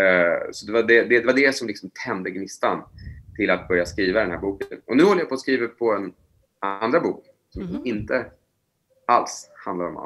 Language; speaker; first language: Swedish; native; Swedish